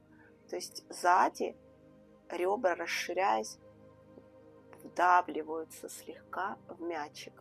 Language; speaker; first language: Russian; native; Russian